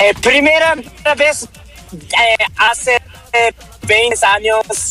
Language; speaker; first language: Spanish; non-native, learner; Japanese